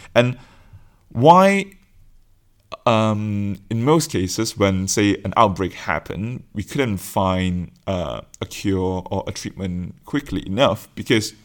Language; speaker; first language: English; non-native, local second language; Chinese